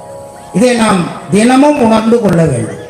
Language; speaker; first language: Tamil; native; Tamil